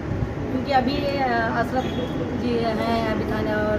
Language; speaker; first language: Hindi; native; Hindi